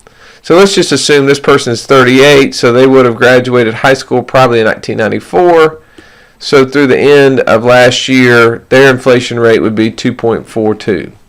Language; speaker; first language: English; native; English